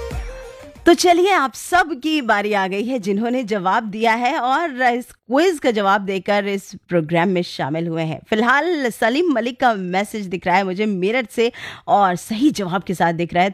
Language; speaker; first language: Hindi; native; Hindi